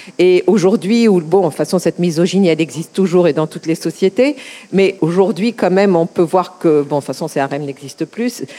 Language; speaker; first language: French; non-native, local second language; Arabic